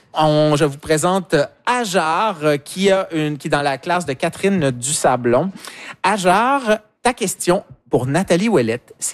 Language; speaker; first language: French; native; French